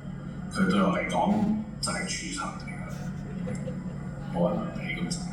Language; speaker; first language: Cantonese; early bilingual, heritage; Cantonese